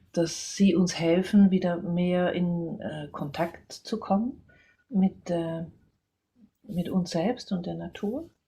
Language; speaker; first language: German; non-native, fluent; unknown